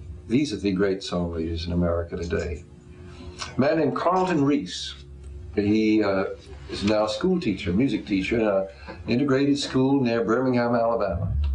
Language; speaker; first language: English; native; English